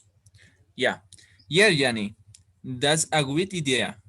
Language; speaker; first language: English; non-native, learner; Spanish